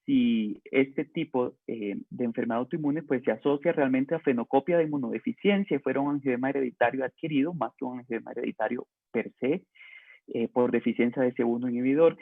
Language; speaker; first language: Spanish; native; Spanish